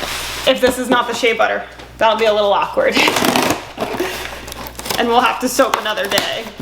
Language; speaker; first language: English; native; English